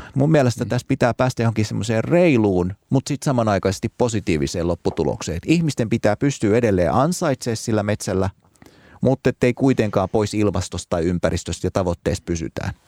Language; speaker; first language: Finnish; early bilingual, other home language; Arabic